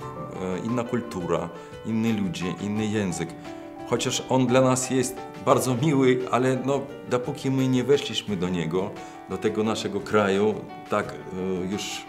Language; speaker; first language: Polish; non-native, fluent; Russian